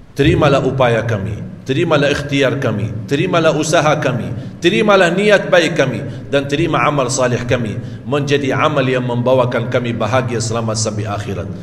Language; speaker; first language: Malay; non-native, fluent; Arabic